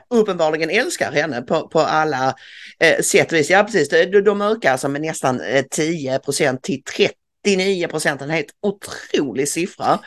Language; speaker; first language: Swedish; native; Swedish